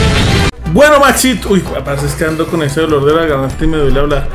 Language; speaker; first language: Spanish; native; Spanish